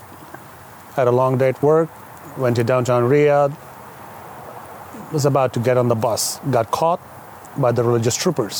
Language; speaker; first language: English; non-native, local second language; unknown